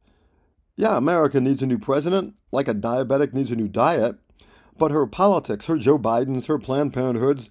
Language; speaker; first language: English; native; English